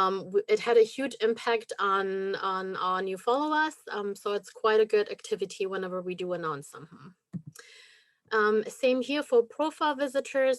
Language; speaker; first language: English; non-native, fluent; German